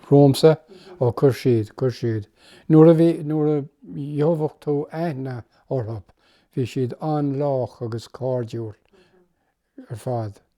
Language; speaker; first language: Irish; non-native, local second language; English